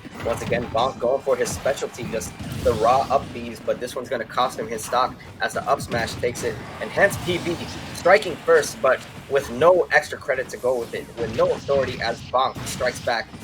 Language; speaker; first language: English; native; English